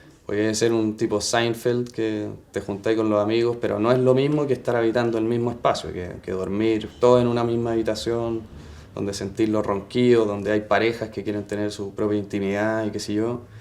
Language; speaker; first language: Spanish; native; Spanish